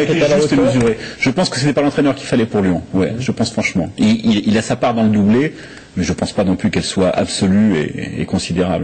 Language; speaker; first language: French; native; French